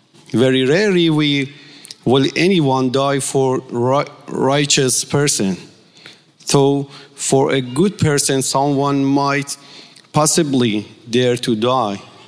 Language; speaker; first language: English; non-native, fluent; Persian